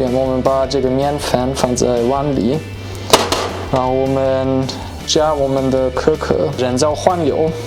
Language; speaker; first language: Chinese; non-native, fluent; German